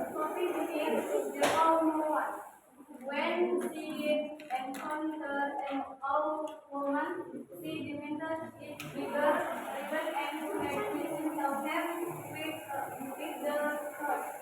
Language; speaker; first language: English; non-native, learner; Indonesian